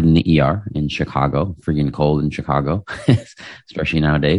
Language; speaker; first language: English; non-native, local second language; Filipino